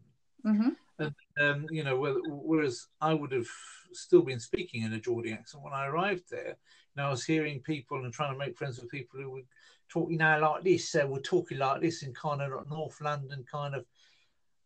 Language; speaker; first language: English; native; English